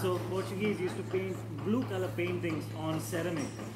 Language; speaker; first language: English; non-native, local second language; Konkani